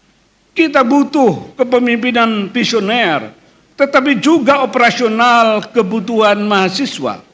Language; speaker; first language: Indonesian; native; Indonesian